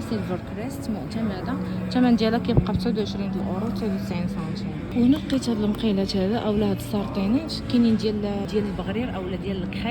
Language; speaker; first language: Arabic; native; Arabic